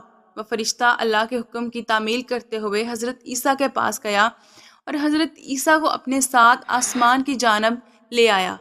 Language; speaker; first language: Urdu; native; Urdu